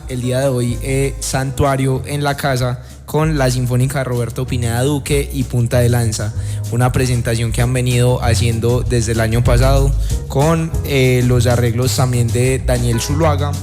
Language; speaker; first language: Spanish; native; Spanish